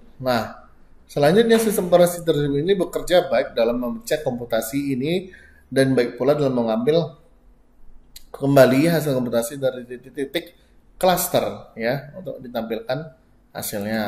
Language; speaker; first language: Indonesian; native; Indonesian